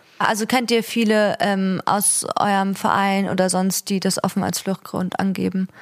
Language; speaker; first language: German; native; German